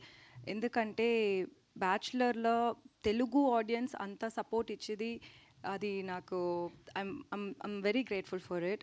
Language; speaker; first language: Telugu; non-native, learner; Tamil